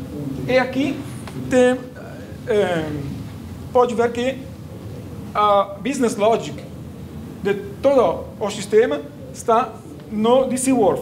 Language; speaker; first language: Portuguese; non-native, fluent; Italian